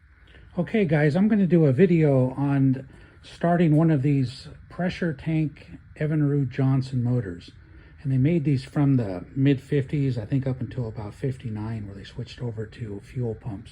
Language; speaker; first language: English; native; English